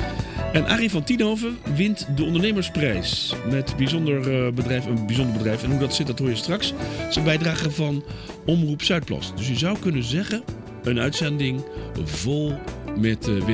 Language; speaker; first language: Dutch; native; Dutch